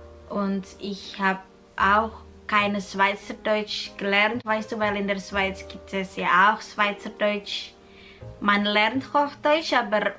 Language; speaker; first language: German; non-native, fluent; Indonesian